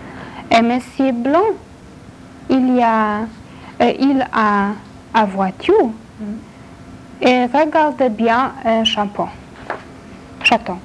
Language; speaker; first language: French; non-native, learner; Polish